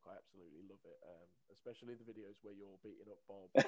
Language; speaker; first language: English; native; English